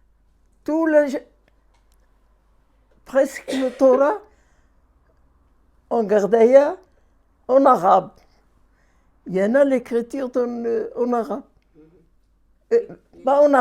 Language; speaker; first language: French; non-native, learner; Arabic